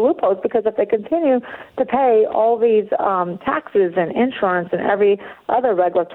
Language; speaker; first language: English; native; English